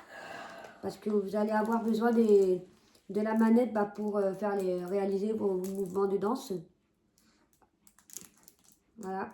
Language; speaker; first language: French; native; French